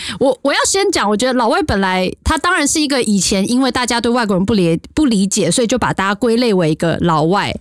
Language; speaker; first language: Chinese; native; Chinese